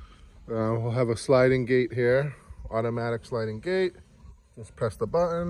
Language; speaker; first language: English; native; English